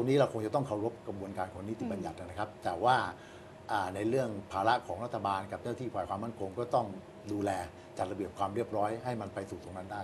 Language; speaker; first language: Thai; native; Thai